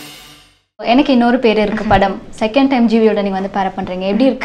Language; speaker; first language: Tamil; native; Tamil